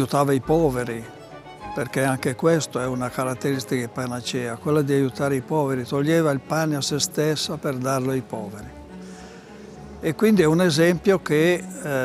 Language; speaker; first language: Italian; native; Italian